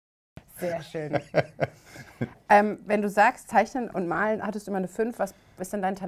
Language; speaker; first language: German; native; German